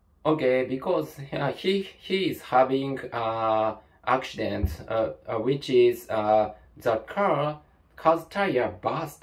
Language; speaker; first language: English; non-native, learner; Japanese